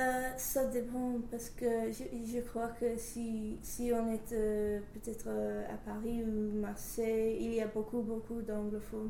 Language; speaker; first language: French; non-native, learner; English